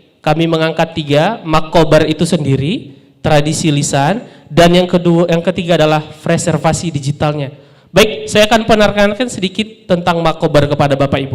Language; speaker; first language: Indonesian; non-native, local second language; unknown